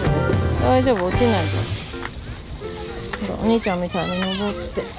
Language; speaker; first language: Japanese; native; Japanese